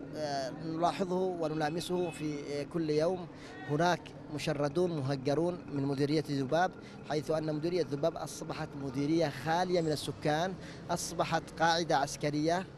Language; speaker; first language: Arabic; native; Arabic